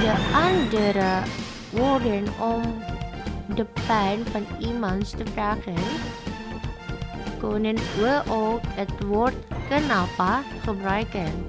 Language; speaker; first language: Dutch; non-native, fluent; Indonesian